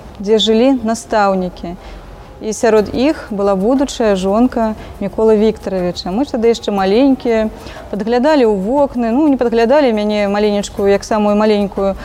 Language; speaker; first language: Belarusian; native; Belarusian